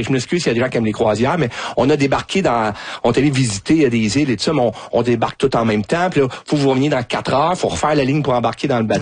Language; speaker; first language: French; native; French